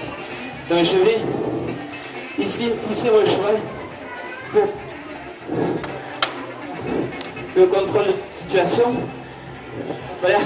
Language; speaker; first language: French; native; French